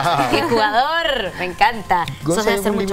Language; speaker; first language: Spanish; native; Spanish